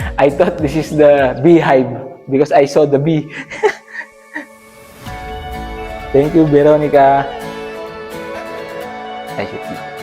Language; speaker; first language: English; non-native, learner; Filipino